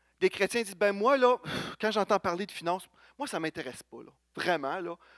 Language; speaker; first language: French; native; French